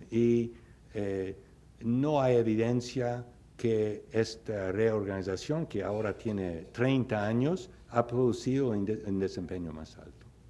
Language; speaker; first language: Spanish; non-native, fluent; English